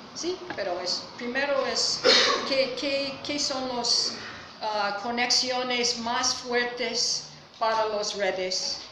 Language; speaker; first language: Spanish; non-native, learner; English